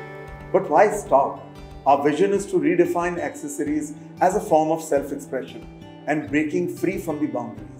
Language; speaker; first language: English; non-native, local second language; Hindi